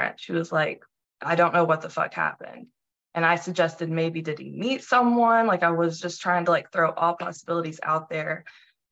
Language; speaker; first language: English; native; English